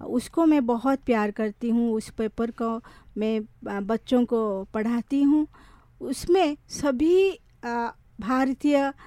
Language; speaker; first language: Hindi; non-native, local second language; Odia